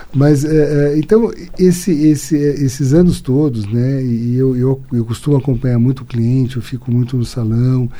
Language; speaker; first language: Portuguese; native; Portuguese